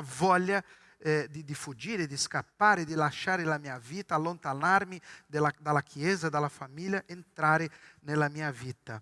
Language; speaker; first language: Italian; non-native, fluent; Portuguese